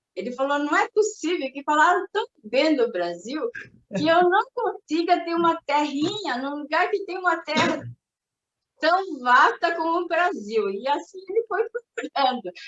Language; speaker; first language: Portuguese; early bilingual, other home language; Japanese